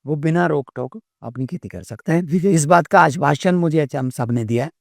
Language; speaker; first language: Hindi; non-native, local second language; Punjabi